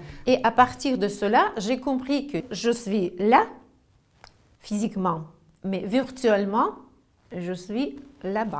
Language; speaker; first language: French; non-native, fluent; Russian